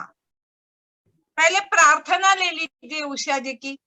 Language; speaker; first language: Hindi; native; Hindi